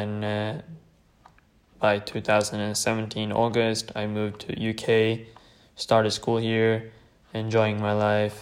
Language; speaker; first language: English; non-native, fluent; Tamil